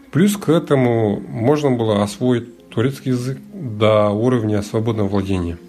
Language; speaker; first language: Russian; early bilingual, other home language; Mongolian